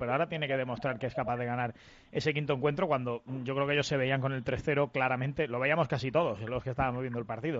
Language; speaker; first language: Spanish; native; Spanish